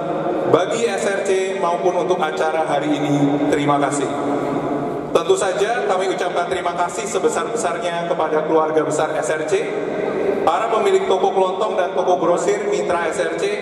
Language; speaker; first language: Indonesian; native; Indonesian